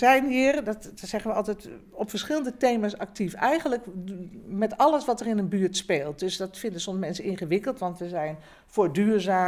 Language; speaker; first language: Dutch; native; Dutch